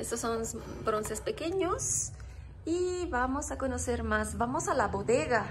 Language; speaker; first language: Spanish; non-native, fluent; Italian